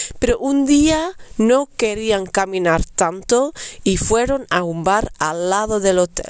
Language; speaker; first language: Spanish; non-native, fluent; Dutch